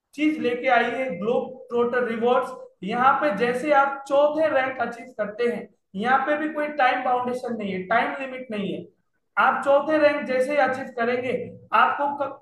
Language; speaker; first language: Hindi; non-native, local second language; Nepali